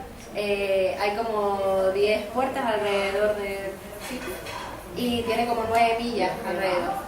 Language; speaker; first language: Spanish; native; Spanish